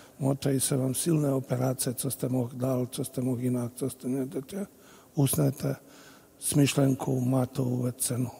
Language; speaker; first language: Czech; non-native, fluent; Bosnian